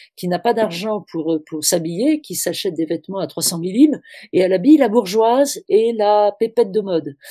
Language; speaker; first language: French; native; French